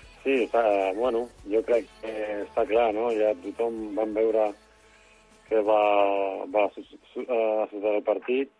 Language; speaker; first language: Catalan; non-native, local second language; Spanish